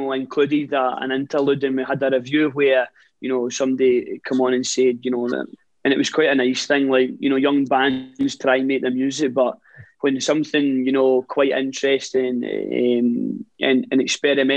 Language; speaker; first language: English; native; English